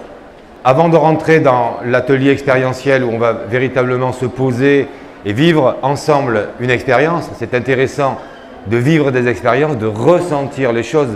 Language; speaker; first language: French; native; French